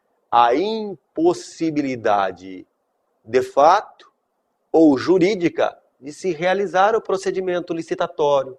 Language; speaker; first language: Portuguese; native; Portuguese